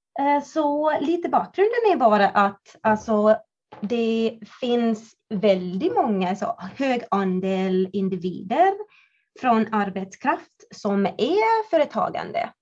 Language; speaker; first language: Swedish; non-native, fluent; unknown